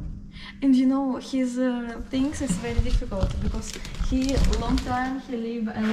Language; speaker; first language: English; non-native, learner; Russian